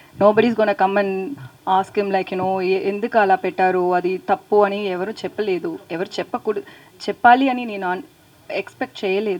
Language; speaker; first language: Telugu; non-native, learner; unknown